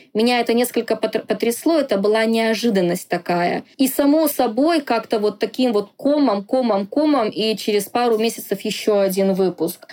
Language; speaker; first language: Russian; non-native, local second language; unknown